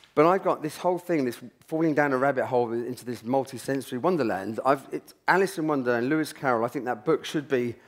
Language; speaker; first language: English; native; English